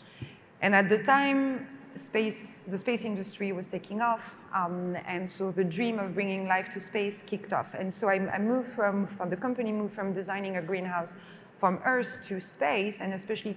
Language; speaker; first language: English; non-native, fluent; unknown